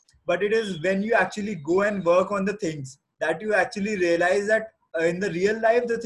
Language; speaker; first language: English; non-native, local second language; Hindi